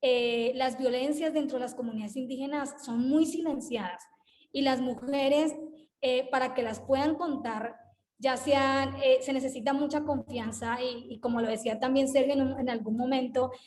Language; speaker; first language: Spanish; native; Spanish